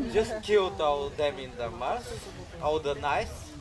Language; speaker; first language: English; non-native, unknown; Bulgarian